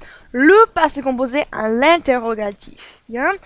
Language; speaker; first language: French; non-native, fluent; English